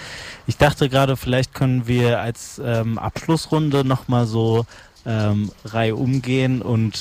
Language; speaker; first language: German; native; German